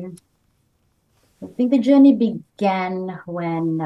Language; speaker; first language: English; non-native, local second language; Bikol